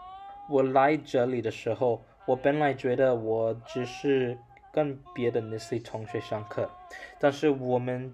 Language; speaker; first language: Chinese; non-native, learner; English